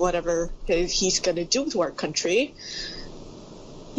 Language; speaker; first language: English; non-native, local second language; Filipino